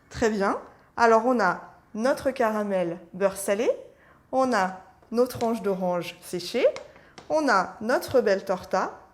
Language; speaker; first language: French; native; French